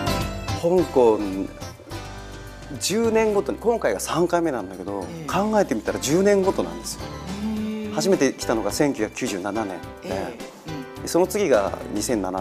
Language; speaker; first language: Japanese; native; Japanese